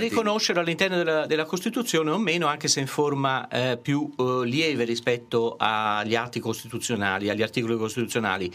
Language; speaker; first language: Italian; native; Italian